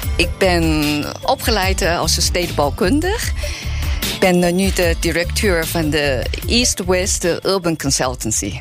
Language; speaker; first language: Dutch; non-native, learner; Chinese